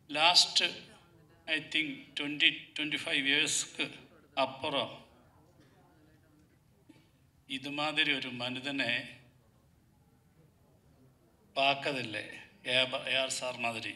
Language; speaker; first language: Tamil; non-native, learner; Malayalam